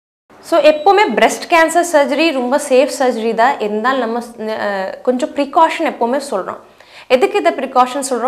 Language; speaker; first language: Tamil; non-native, fluent; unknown